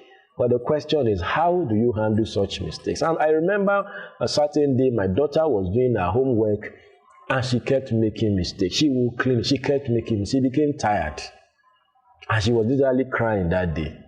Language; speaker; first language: English; non-native, local second language; Yoruba